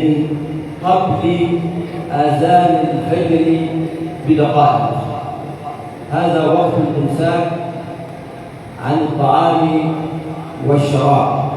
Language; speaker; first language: Arabic; native; Arabic